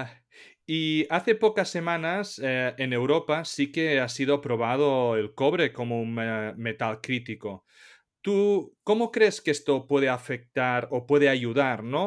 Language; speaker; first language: Spanish; native; Spanish